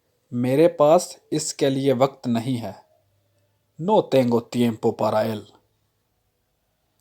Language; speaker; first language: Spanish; non-native, fluent; Urdu